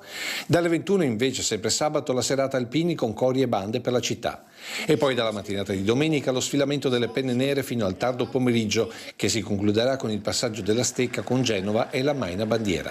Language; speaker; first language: Italian; native; Italian